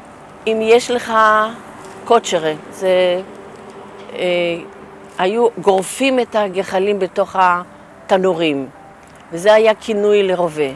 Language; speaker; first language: Hebrew; non-native, fluent; Yiddish